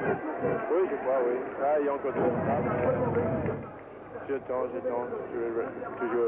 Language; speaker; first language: French; non-native, learner; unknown